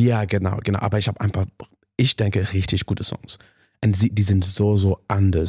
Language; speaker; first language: German; non-native, learner; English